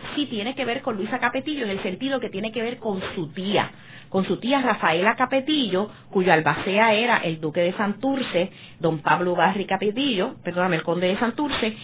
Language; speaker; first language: Spanish; native; Spanish